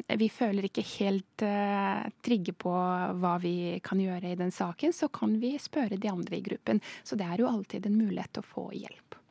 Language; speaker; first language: Norwegian; non-native, fluent; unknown